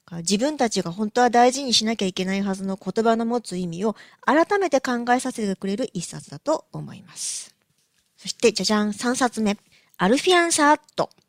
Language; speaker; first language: Japanese; native; Japanese